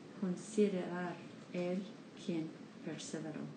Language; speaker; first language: Spanish; non-native, learner; English